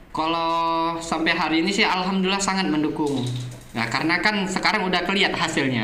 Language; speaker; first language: Indonesian; native; Indonesian